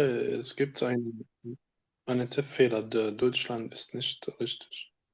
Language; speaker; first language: German; non-native, learner; Arabic